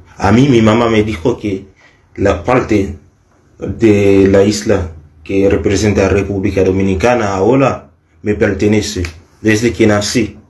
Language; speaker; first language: Spanish; non-native, fluent; Haitian Creole